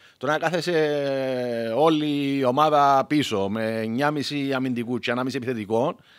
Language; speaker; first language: Greek; native; Greek